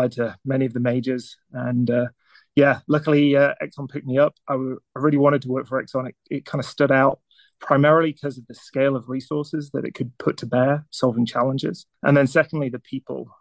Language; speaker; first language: English; native; English